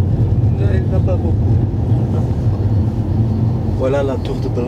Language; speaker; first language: French; non-native, fluent; Portuguese